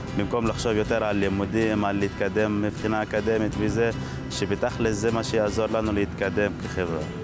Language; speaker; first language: Hebrew; non-native, local second language; Arabic